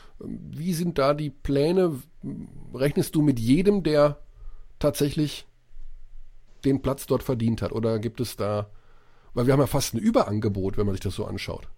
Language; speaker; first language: German; native; German